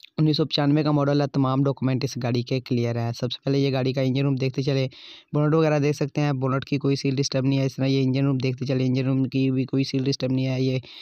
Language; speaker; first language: Urdu; non-native, local second language; Punjabi